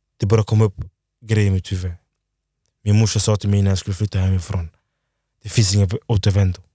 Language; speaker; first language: Swedish; early bilingual, other home language; Lingala